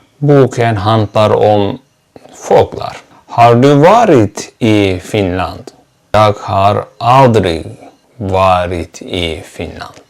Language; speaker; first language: Swedish; non-native, fluent; Turkish